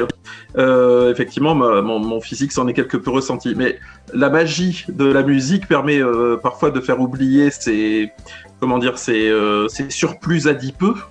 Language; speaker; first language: French; native; French